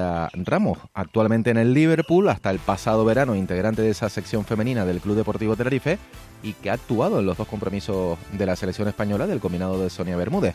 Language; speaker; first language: Spanish; native; Spanish